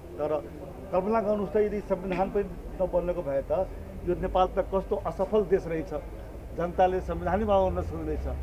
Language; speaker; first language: Nepali; non-native, local second language; Maithili